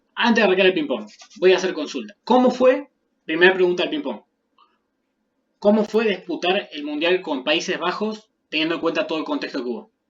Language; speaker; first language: Spanish; native; Spanish